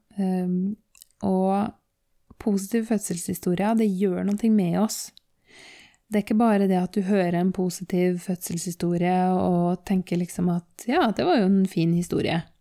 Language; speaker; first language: Norwegian; native; Norwegian